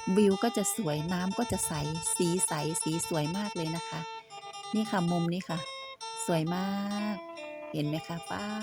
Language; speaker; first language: Thai; native; Thai